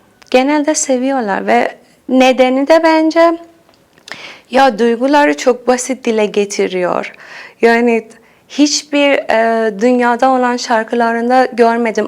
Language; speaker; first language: Turkish; non-native, fluent; Persian